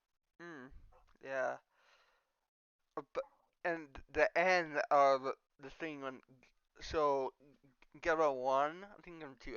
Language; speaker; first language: English; non-native, learner; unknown